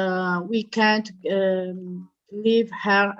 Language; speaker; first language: English; non-native, learner; Italian